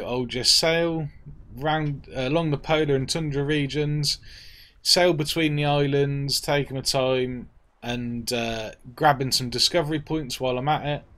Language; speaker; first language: English; native; English